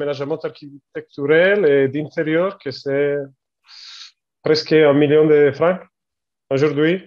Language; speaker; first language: French; non-native, learner; Italian